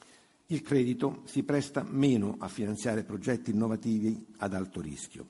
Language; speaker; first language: Italian; native; Italian